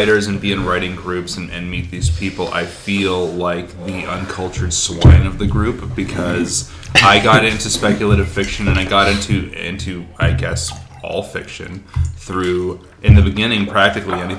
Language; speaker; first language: English; native; English